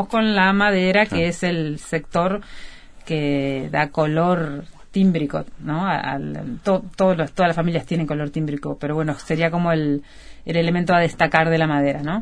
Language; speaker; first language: Spanish; native; Spanish